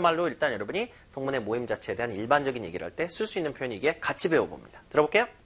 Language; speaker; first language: Korean; native; Korean